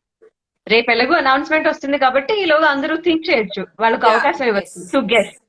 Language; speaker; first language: Telugu; native; Telugu